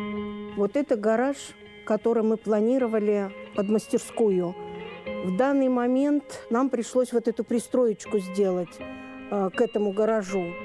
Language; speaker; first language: Russian; native; Russian